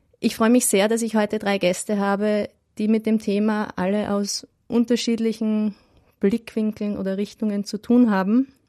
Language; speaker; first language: German; native; German